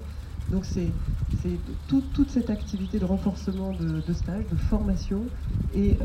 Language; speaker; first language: French; native; French